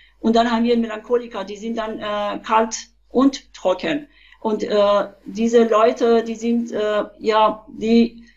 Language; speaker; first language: German; non-native, fluent; Persian